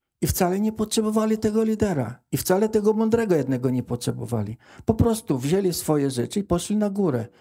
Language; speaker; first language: Polish; native; Polish